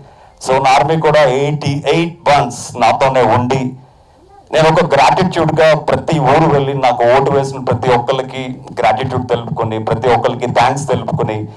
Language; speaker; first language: Telugu; native; Telugu